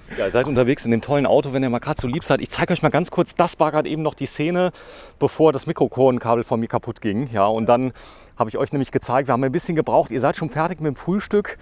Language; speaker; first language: German; native; German